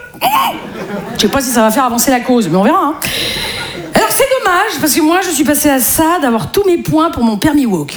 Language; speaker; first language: French; native; French